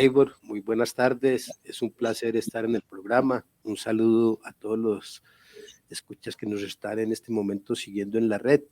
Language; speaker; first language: Spanish; native; Spanish